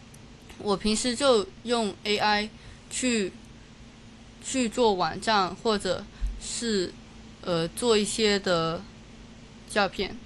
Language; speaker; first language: Chinese; non-native, local second language; Cantonese